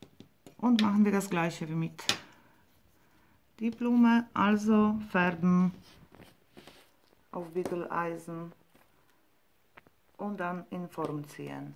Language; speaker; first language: German; non-native, fluent; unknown